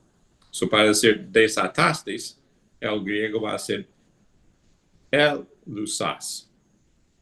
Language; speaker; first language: Spanish; non-native, fluent; English